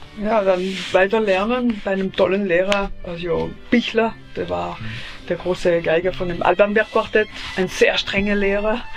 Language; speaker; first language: German; non-native, local second language; French